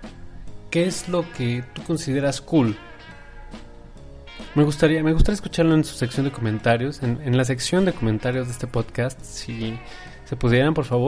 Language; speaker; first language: Spanish; native; Spanish